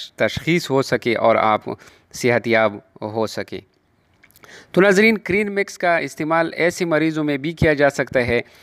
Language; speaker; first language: Urdu; non-native, local second language; Pashto